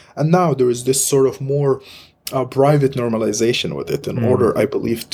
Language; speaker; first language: English; non-native, fluent; Arabic